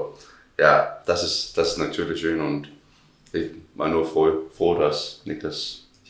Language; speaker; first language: German; non-native, learner; Danish